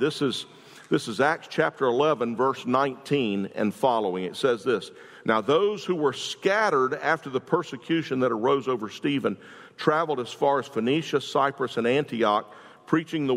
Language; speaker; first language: English; native; English